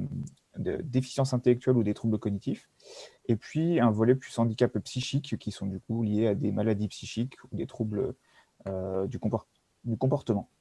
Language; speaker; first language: French; native; French